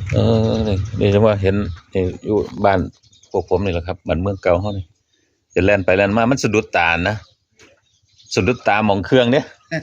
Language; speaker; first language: Thai; non-native, local second language; Northeastern Thai